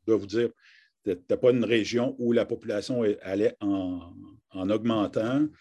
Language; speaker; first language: French; native; French